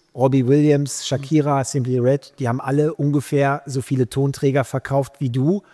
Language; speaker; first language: German; native; German